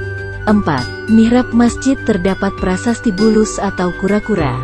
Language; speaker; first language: Indonesian; native; Indonesian